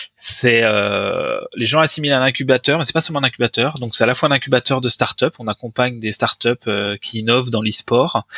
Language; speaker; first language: French; native; French